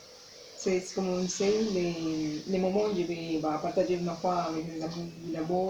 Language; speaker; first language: French; non-native, learner; Spanish